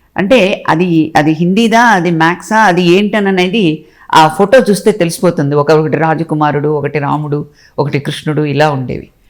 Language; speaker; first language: Telugu; native; Telugu